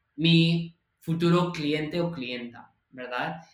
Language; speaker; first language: Spanish; non-native, fluent; English